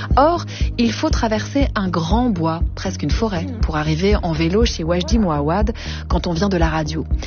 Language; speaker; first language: French; native; French